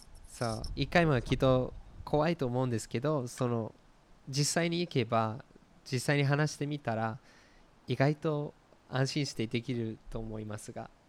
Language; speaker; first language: Japanese; non-native, fluent; English